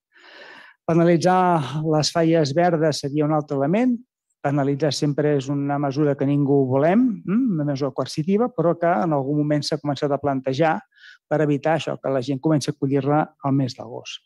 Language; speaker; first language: Catalan; native; Catalan